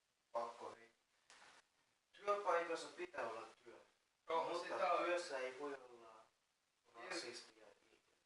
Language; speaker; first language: Finnish; non-native, fluent; Persian